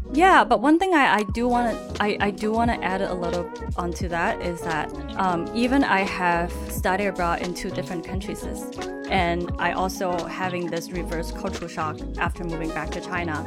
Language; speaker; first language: English; non-native, fluent; Chinese